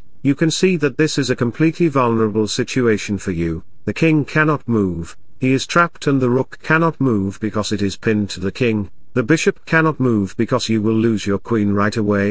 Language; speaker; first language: English; non-native, local second language; Hindi